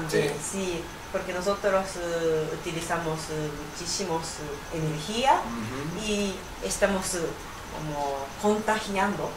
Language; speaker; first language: Spanish; non-native, learner; Japanese